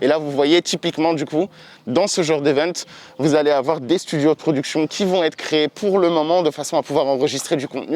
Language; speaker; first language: French; native; French